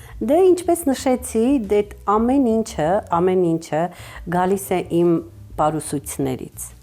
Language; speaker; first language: Armenian; native; Armenian